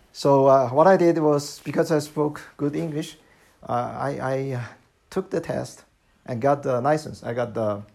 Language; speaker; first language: English; non-native, fluent; Chinese